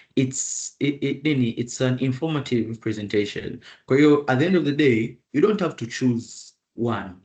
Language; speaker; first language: English; non-native, local second language; Swahili